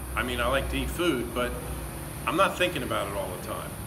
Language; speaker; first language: English; native; English